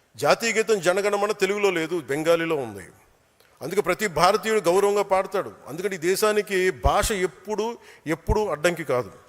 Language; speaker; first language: Telugu; native; Telugu